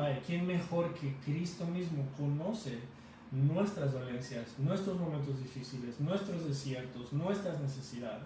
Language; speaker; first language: Spanish; native; Spanish